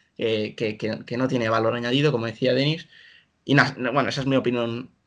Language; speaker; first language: Spanish; native; Spanish